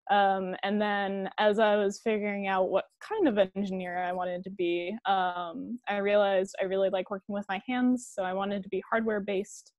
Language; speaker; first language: English; native; English